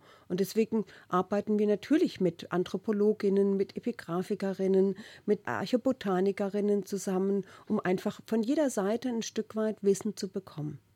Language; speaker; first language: German; native; German